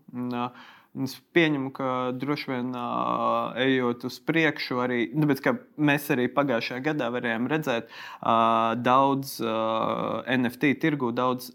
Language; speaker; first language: Latvian; native; Latvian